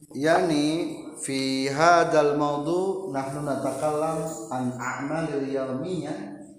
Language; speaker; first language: Arabic; non-native, fluent; Indonesian